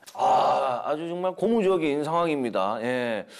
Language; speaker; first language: Korean; native; Korean